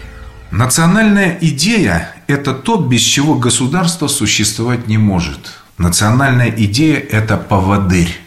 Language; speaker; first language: Russian; native; Russian